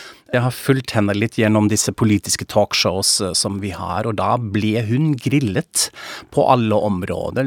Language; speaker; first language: Norwegian; non-native, fluent; German